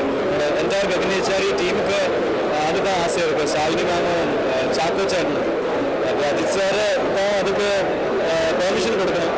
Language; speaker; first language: Tamil; non-native, learner; Malayalam